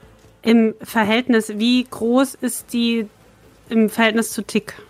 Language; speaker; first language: German; native; German